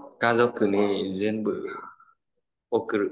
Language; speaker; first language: Japanese; non-native, learner; Vietnamese